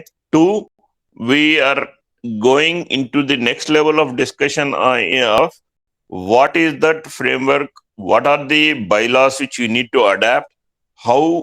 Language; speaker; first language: English; non-native, local second language; Telugu